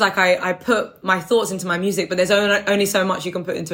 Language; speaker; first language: English; native; English